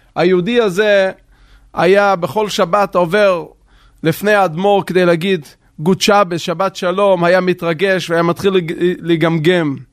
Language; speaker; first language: Hebrew; non-native, local second language; Yiddish